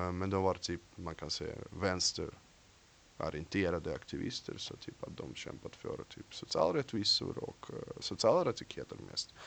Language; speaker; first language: Swedish; non-native, fluent; Russian